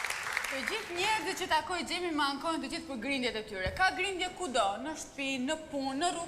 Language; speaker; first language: Albanian; native; Albanian